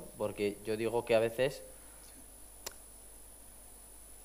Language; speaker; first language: Spanish; non-native, fluent; Arabic